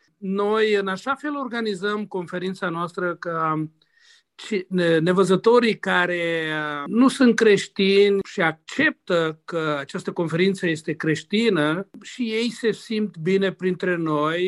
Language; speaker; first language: Romanian; non-native, local second language; Hungarian